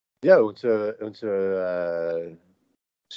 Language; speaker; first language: German; non-native, learner; English